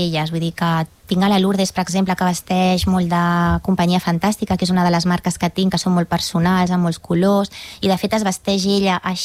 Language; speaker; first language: Catalan; native; Catalan